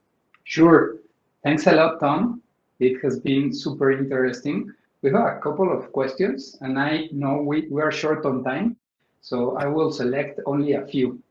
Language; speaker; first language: English; non-native, fluent; Spanish